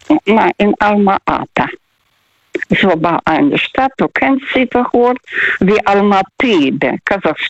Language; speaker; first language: German; non-native, fluent; Russian